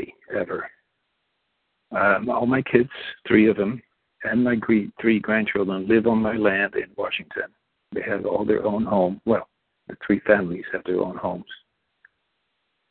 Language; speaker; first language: English; non-native, fluent; Dutch